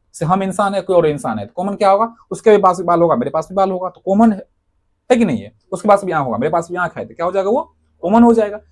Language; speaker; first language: Hindi; native; Hindi